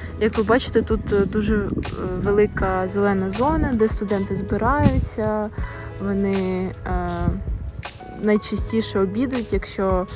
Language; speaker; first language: Ukrainian; native; Ukrainian